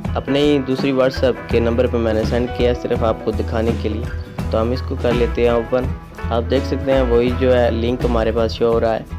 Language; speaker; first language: Urdu; non-native, local second language; Punjabi